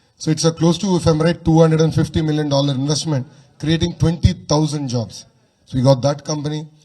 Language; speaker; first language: English; non-native, local second language; Telugu